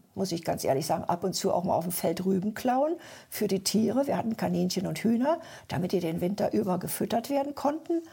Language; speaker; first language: German; native; German